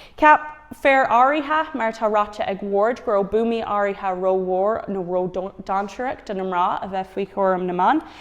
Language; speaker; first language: Irish; non-native, local second language; English